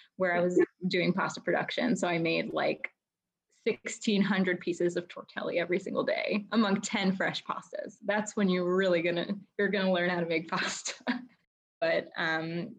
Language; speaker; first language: English; native; English